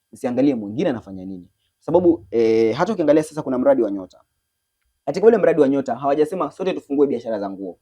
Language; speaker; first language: Swahili; native; Swahili